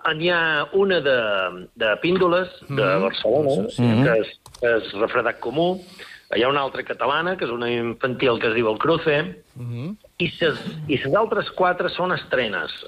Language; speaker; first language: Catalan; native; Catalan